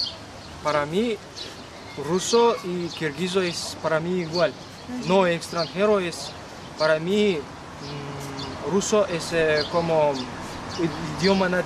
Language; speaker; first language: Spanish; non-native, learner; Kyrgyz